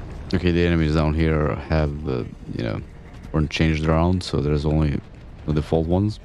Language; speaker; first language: English; native; English